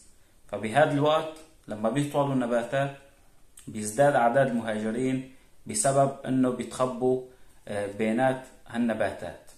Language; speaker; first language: Arabic; native; Arabic